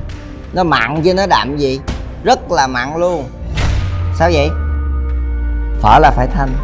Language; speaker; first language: Vietnamese; native; Vietnamese